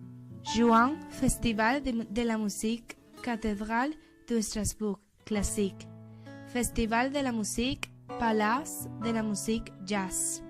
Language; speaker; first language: French; non-native, learner; Spanish